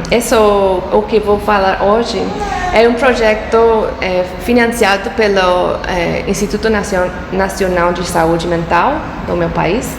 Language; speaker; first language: Portuguese; non-native, fluent; English